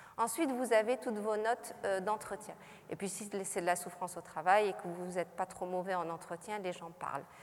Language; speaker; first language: French; non-native, local second language; Arabic